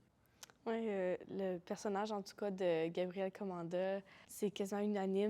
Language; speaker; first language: French; native; French